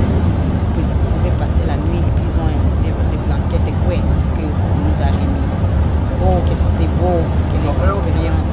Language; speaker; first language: French; non-native, local second language; Lingala